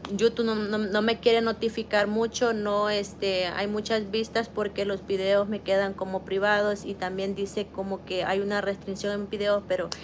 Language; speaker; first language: Spanish; native; Spanish